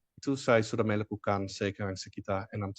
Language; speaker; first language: Indonesian; non-native, fluent; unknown